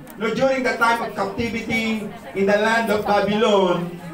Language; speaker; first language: English; non-native, local second language; Filipino